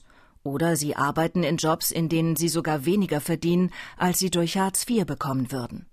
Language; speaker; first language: German; native; German